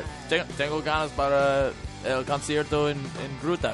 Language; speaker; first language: Spanish; non-native, learner; English